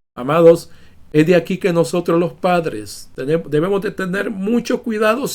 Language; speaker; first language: Spanish; native; Spanish